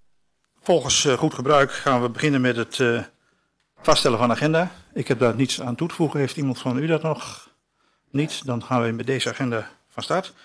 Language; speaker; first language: Dutch; native; Dutch